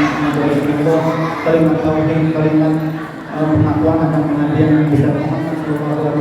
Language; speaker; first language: Indonesian; native; Indonesian